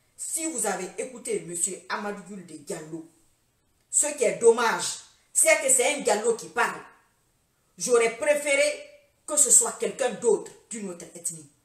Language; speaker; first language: French; non-native, local second language; Fula